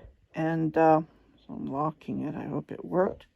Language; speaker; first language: English; non-native, fluent; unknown